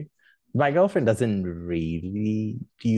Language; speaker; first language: English; non-native, fluent; Italian